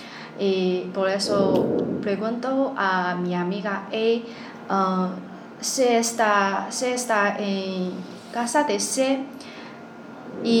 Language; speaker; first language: Spanish; non-native, learner; Chinese